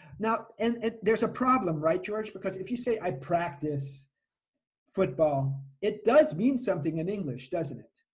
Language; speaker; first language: English; native; English